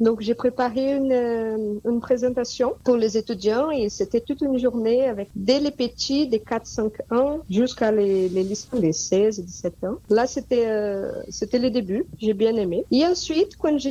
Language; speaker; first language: French; non-native, fluent; Portuguese